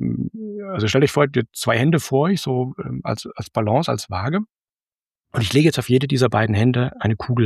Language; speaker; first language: German; native; German